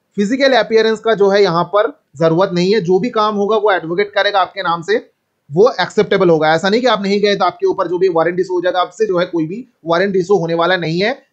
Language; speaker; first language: Hindi; native; Hindi